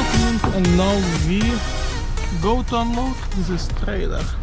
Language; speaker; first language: English; non-native, learner; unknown